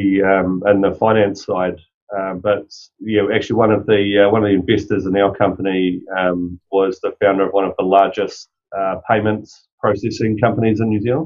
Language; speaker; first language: English; native; English